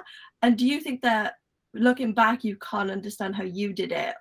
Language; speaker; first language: English; native; English